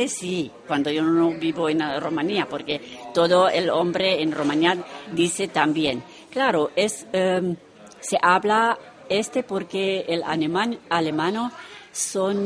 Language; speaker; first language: Spanish; non-native, learner; Romanian